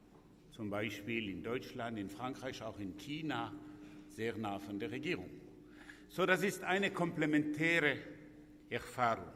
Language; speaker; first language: German; non-native, local second language; French